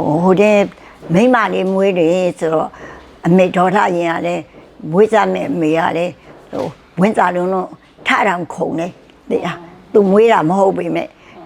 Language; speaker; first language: Burmese; native; Burmese